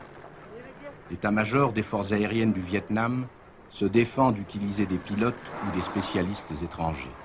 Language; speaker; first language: French; native; French